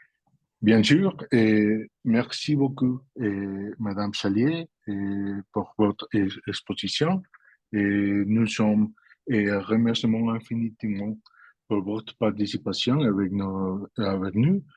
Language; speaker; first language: French; non-native, learner; Spanish